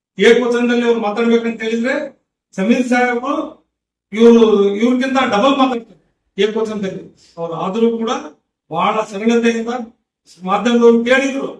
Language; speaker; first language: Kannada; non-native, local second language; Urdu